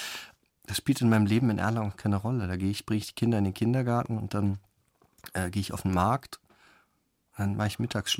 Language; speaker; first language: German; native; German